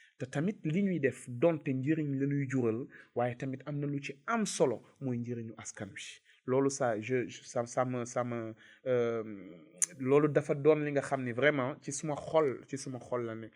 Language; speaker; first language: Wolof; native; Wolof